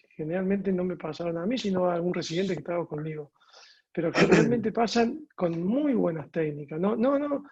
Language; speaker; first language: Spanish; native; Spanish